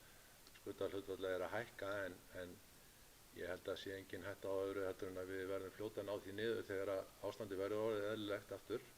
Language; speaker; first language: Icelandic; native; Icelandic